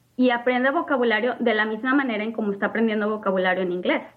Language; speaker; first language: Spanish; native; Spanish